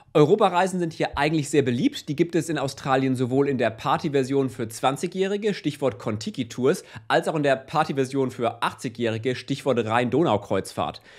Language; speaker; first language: German; native; German